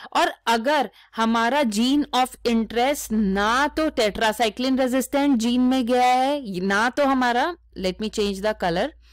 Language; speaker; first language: Hindi; native; Hindi